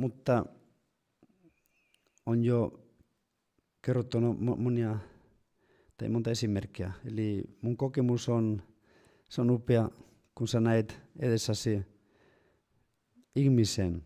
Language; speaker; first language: Finnish; non-native, fluent; Spanish